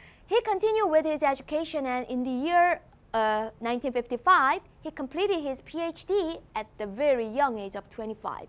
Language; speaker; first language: English; non-native, fluent; Korean